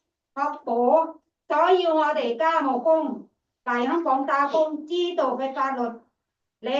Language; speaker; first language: Cantonese; non-native, fluent; Thai